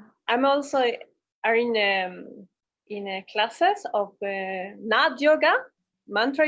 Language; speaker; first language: English; non-native, fluent; Spanish